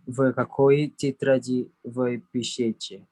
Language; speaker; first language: Russian; non-native, learner; Indonesian